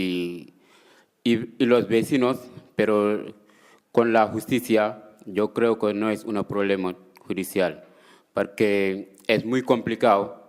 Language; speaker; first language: Spanish; non-native, fluent; Wolof